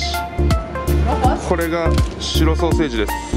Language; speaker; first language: Japanese; native; Japanese